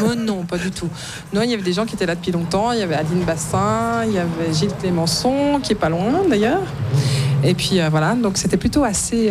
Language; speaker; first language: French; native; French